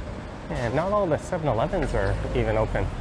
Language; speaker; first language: English; native; English